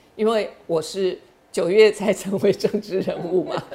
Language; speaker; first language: Chinese; native; Chinese